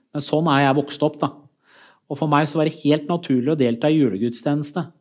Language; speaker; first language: Norwegian; early bilingual, other home language; Persian